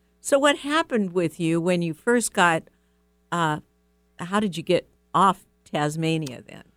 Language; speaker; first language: English; native; English